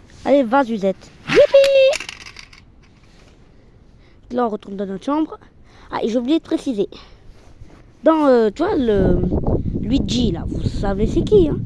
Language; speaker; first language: French; native; French